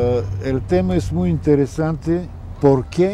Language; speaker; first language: Spanish; non-native, fluent; Bulgarian